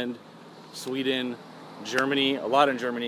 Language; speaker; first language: English; early bilingual, other home language; Persian